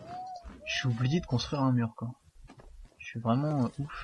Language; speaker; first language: French; native; French